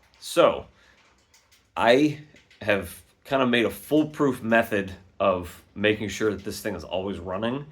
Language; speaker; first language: English; native; English